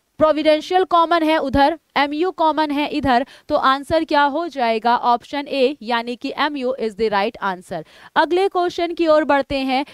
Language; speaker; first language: Hindi; native; Hindi